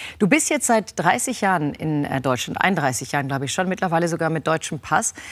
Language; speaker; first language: German; native; German